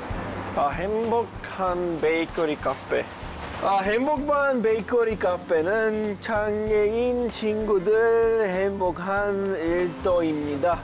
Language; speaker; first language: Korean; non-native, learner; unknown